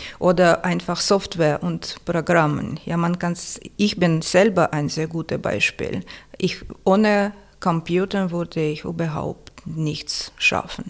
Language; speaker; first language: German; non-native, fluent; Russian